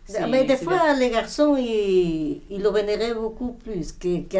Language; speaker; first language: French; non-native, fluent; Spanish